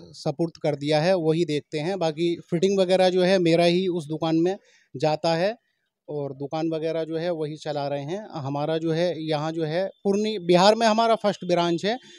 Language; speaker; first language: Hindi; native; Hindi